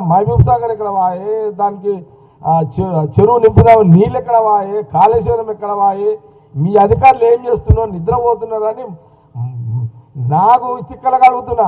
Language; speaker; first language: Telugu; native; Telugu